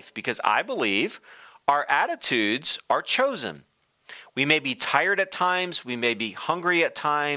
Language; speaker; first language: English; native; English